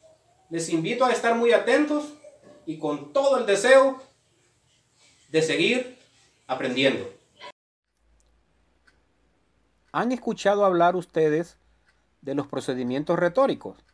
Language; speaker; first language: Spanish; native; Spanish